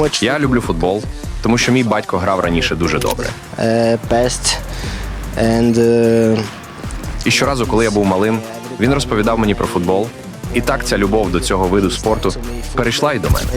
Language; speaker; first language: Ukrainian; non-native, learner; Portuguese